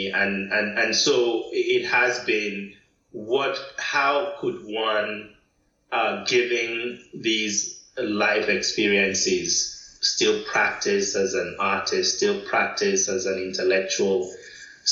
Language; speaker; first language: English; non-native, local second language; Igbo